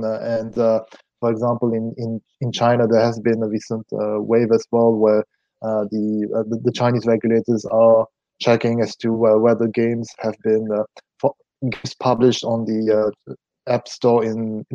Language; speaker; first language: English; non-native, fluent; French